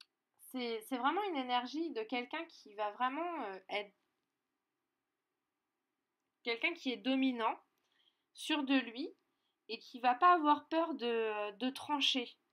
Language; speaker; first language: French; native; French